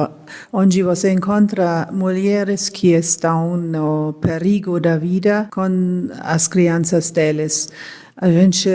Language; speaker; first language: Portuguese; non-native, learner; German